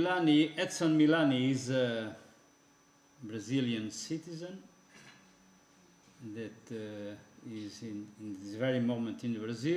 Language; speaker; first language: English; non-native, fluent; Portuguese